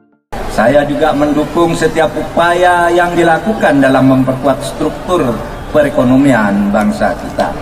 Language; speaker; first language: Indonesian; native; Indonesian